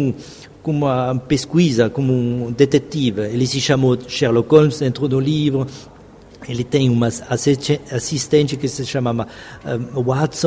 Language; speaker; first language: Portuguese; non-native, fluent; French